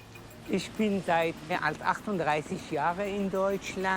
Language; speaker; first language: German; non-native, fluent; Persian